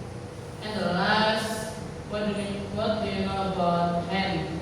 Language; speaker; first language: English; non-native, learner; Indonesian